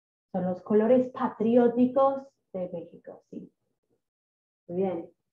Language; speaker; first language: Spanish; non-native, fluent; English